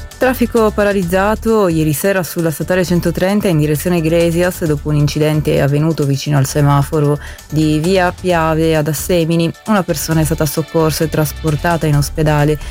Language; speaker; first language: Italian; native; Italian